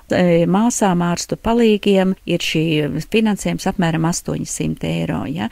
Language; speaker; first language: Latvian; native; Latvian